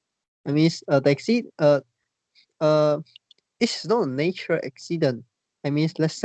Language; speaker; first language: English; non-native, learner; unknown